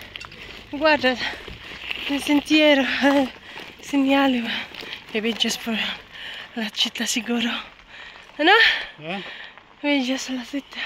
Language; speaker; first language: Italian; non-native, learner; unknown